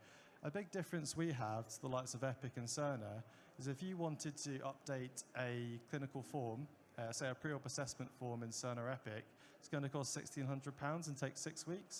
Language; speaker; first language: English; native; English